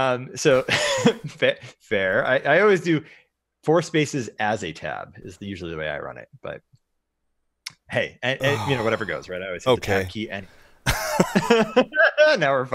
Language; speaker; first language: English; native; English